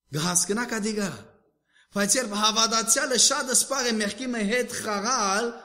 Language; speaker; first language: Armenian; early bilingual, heritage; Armenian